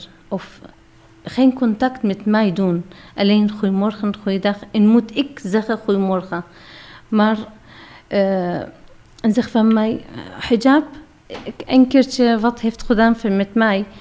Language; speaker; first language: Dutch; non-native, learner; Arabic